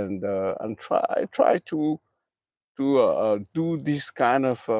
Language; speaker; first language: English; non-native, learner; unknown